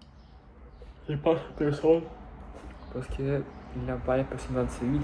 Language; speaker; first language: French; non-native, learner; Russian